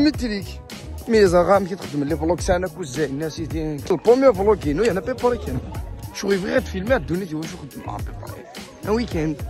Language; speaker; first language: French; non-native, local second language; Arabic